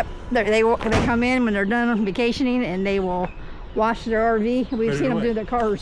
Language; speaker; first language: English; native; English